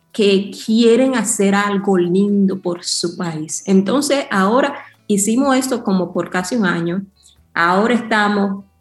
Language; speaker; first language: Spanish; early bilingual, heritage; Spanish